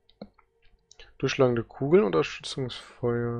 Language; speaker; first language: German; native; German